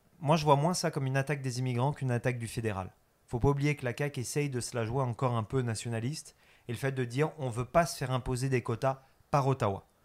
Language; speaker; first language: French; native; French